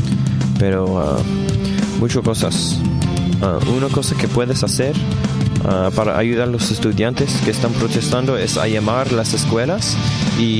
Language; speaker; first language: Spanish; non-native, learner; English